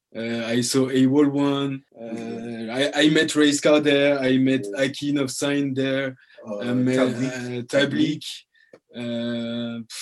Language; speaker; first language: English; early bilingual, heritage; French